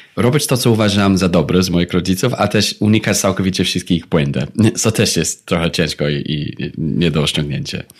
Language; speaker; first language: Polish; non-native, fluent; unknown